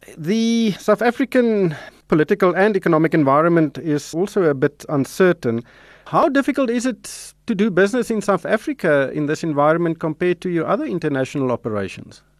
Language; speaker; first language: English; non-native, local second language; Afrikaans